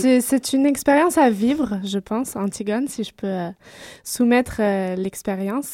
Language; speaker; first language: French; native; French